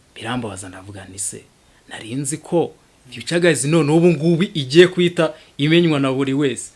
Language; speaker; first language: Kinyarwanda; early bilingual, heritage; Kinyarwanda